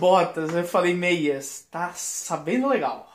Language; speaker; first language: Portuguese; native; Portuguese